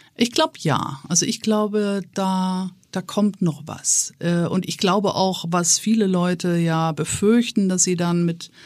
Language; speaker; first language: German; native; German